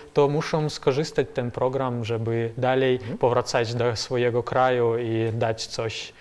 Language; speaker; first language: Polish; non-native, learner; Belarusian